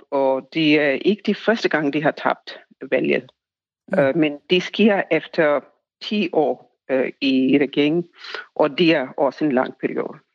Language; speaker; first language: Danish; non-native, fluent; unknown